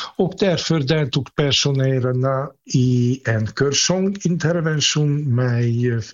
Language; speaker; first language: Swedish; non-native, fluent; Hungarian